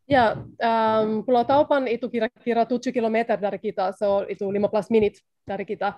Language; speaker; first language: Indonesian; non-native, learner; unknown